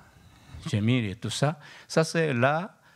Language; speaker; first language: French; non-native, learner; Korean